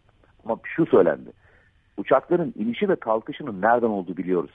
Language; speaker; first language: Turkish; native; Turkish